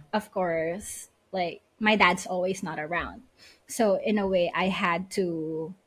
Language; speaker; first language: English; non-native, local second language; Filipino